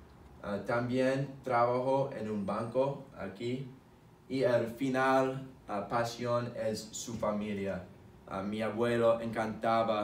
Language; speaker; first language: Spanish; non-native, learner; English